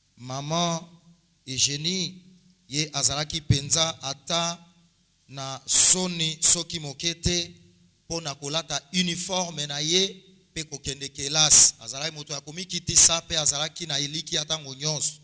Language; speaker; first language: Lingala; native; Lingala